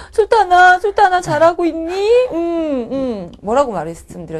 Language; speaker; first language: Korean; native; Korean